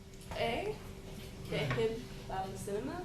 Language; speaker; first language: Arabic; non-native, learner; English